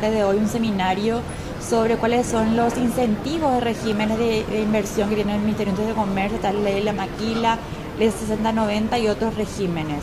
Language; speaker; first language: Spanish; native; Spanish